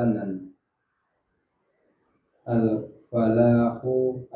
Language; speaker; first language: Arabic; non-native, learner; Indonesian